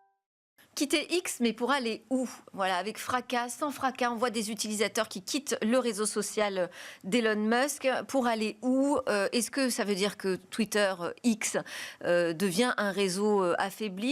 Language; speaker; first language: French; native; French